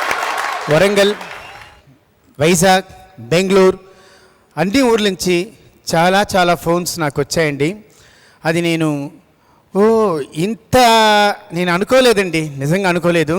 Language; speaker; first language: Telugu; native; Telugu